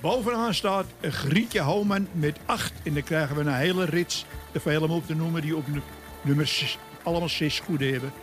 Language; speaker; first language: Dutch; native; Dutch